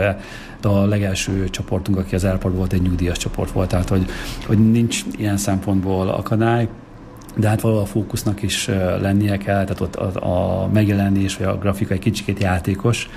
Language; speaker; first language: Hungarian; native; Hungarian